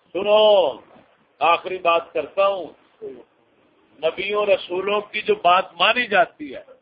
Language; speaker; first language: Urdu; native; Urdu